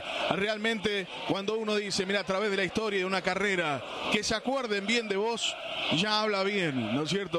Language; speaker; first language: Spanish; native; Spanish